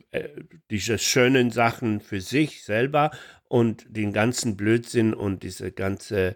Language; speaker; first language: German; non-native, fluent; Polish